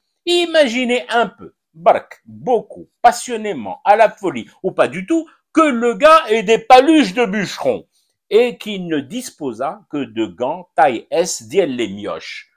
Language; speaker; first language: French; non-native, local second language; Arabic